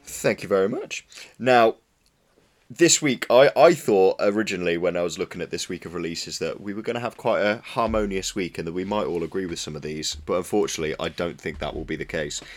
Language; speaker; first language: English; native; English